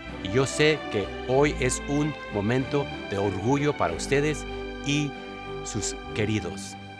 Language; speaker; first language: Spanish; early bilingual, heritage; Spanish